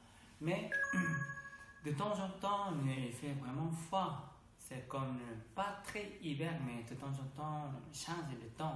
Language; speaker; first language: French; non-native, learner; Korean